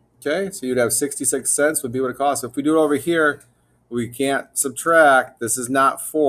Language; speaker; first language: English; native; English